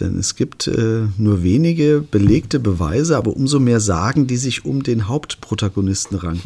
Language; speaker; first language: German; native; German